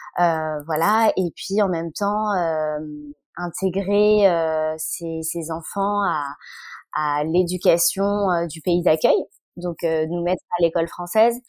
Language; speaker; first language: French; early bilingual, other home language; Vietnamese